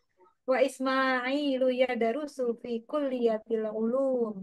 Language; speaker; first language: Arabic; non-native, learner; Indonesian